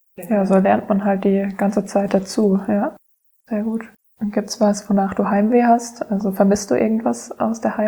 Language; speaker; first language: German; native; German